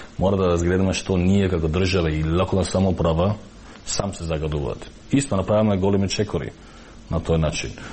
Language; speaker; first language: Macedonian; non-native, local second language; Albanian